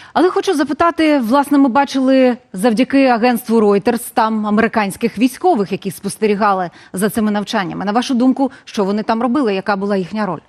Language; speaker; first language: Ukrainian; native; Ukrainian